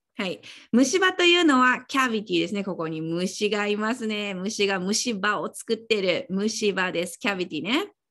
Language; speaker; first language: Japanese; native; Japanese